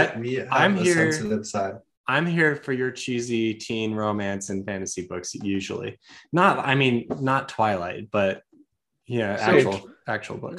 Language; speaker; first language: English; native; English